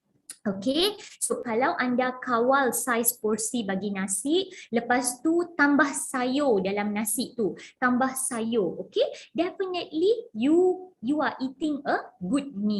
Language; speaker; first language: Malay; non-native, local second language; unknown